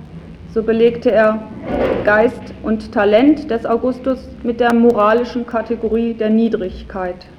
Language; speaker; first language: German; native; German